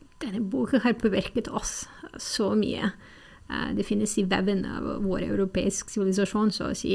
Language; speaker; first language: Norwegian; non-native, fluent; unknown